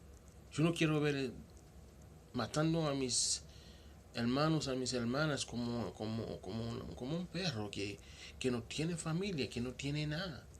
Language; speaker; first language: Spanish; non-native, local second language; Haitian Creole